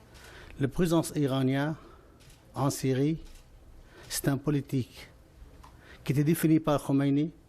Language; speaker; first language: French; non-native, fluent; Arabic